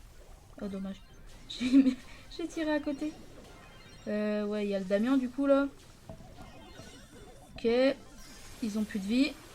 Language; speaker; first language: French; native; French